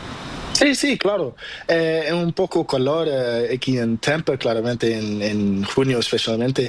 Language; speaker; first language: Spanish; non-native, learner; Portuguese